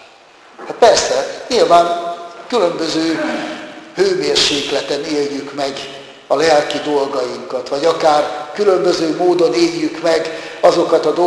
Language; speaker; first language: Hungarian; native; Hungarian